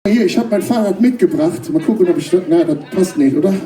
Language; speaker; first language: German; native; German